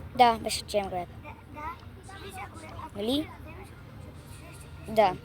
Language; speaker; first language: Bulgarian; early bilingual, heritage; Bulgarian